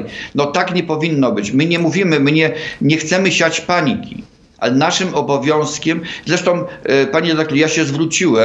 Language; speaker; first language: Polish; native; Polish